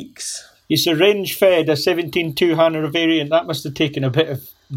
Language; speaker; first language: English; native; English